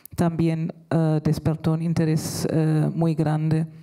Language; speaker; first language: Spanish; non-native, fluent; German